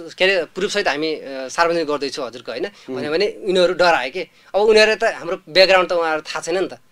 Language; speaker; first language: Nepali; native; Nepali